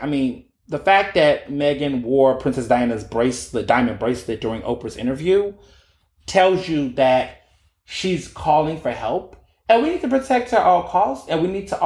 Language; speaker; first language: English; native; English